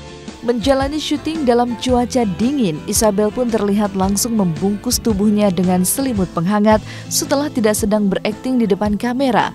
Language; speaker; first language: Indonesian; native; Indonesian